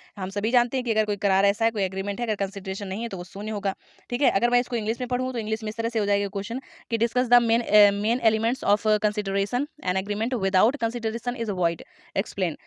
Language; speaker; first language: Hindi; native; Hindi